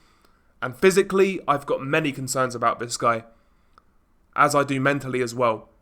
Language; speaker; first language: English; native; English